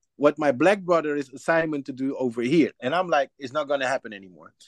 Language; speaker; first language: English; non-native, fluent; Dutch